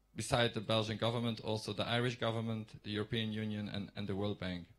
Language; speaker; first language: English; non-native, fluent; Dutch